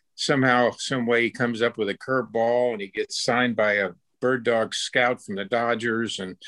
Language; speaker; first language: English; native; English